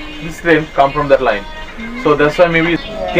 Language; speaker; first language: English; non-native, learner; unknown